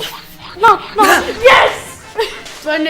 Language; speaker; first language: Welsh; non-native, local second language; English